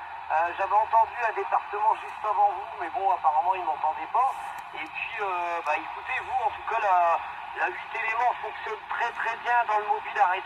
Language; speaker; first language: French; native; French